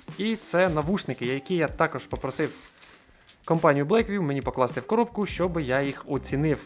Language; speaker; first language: Ukrainian; non-native, local second language; Russian